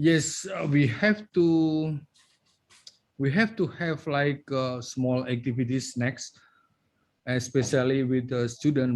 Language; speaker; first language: English; non-native, learner; Indonesian